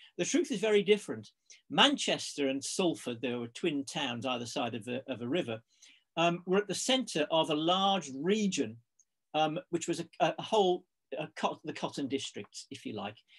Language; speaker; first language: English; native; English